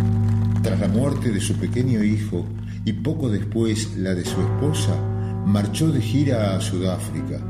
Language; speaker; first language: Spanish; native; Spanish